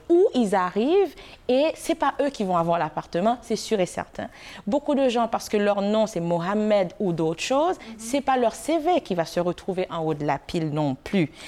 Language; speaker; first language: French; non-native, local second language; Haitian Creole